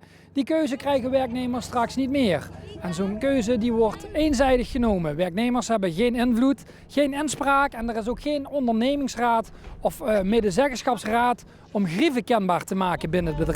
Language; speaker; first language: Dutch; native; Dutch